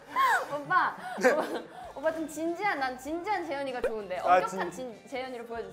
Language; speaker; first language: Korean; native; Korean